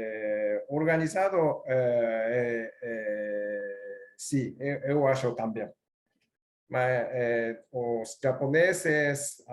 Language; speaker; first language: Portuguese; non-native, learner; Japanese